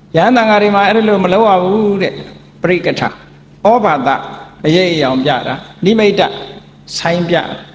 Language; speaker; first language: Burmese; native; Burmese